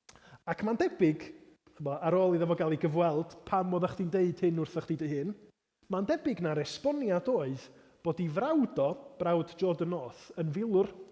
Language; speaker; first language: Welsh; native; Welsh